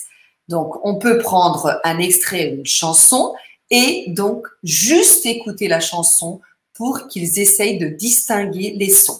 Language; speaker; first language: French; early bilingual, other home language; Portuguese